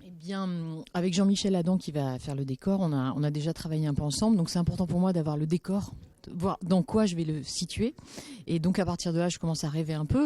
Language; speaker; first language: French; native; French